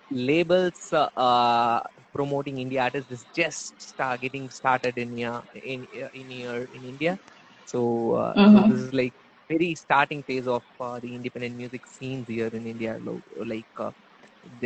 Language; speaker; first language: English; non-native, local second language; Tamil